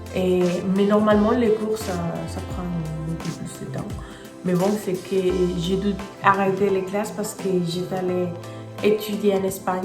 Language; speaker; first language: French; non-native, fluent; Spanish